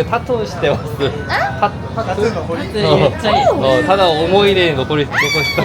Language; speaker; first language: Japanese; non-native, fluent; Korean